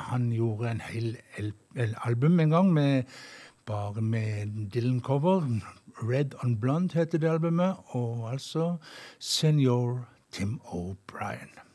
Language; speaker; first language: Norwegian; native; Norwegian